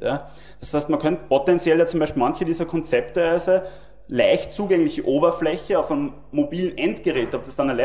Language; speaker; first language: German; native; German